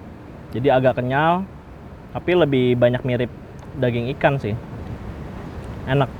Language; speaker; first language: Indonesian; native; Indonesian